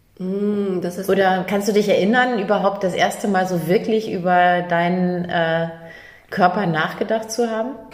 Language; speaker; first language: German; native; German